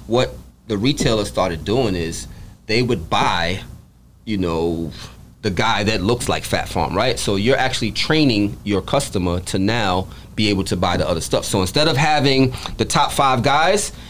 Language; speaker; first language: English; native; English